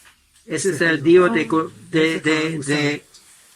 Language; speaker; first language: Spanish; non-native, learner; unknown